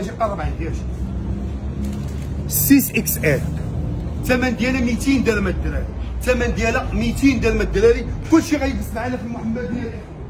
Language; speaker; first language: Arabic; native; Arabic